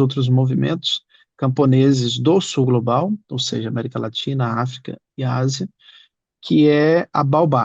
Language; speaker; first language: Portuguese; native; Portuguese